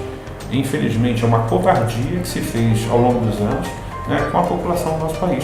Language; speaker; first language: Portuguese; native; Portuguese